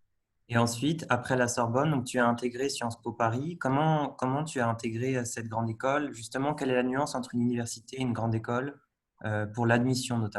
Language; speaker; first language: French; native; French